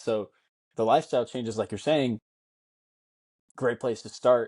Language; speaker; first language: English; native; English